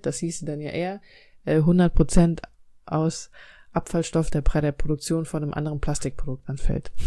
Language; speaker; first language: German; native; German